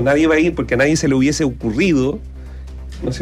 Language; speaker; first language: Spanish; native; Spanish